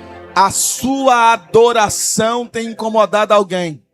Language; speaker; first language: Portuguese; native; Portuguese